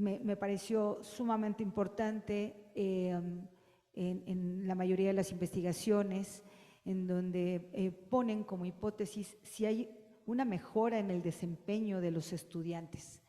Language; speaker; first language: Spanish; native; Spanish